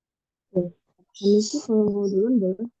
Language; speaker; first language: Korean; non-native, learner; Indonesian